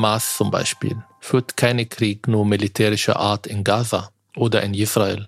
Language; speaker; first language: German; non-native, fluent; Arabic